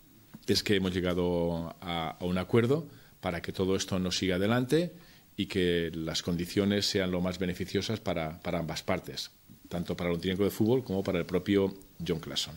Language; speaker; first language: Spanish; native; Spanish